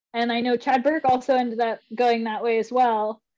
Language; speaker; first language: English; native; English